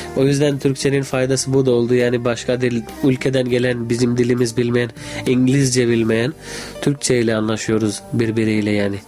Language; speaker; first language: Turkish; non-native, fluent; Arabic